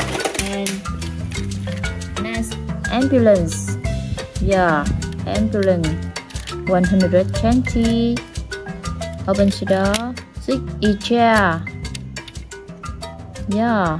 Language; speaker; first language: English; non-native, learner; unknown